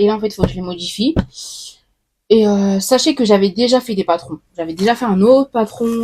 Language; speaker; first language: French; native; French